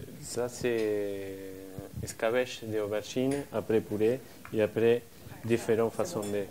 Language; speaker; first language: French; non-native, fluent; Spanish